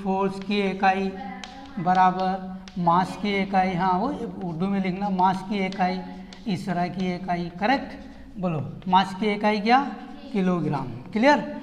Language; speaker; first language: Hindi; non-native, local second language; Urdu